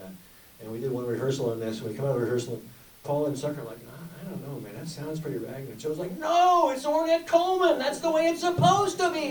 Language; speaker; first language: English; native; English